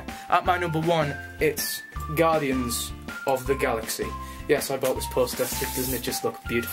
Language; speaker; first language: English; native; English